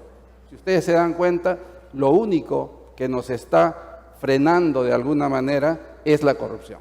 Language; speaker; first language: Spanish; native; Spanish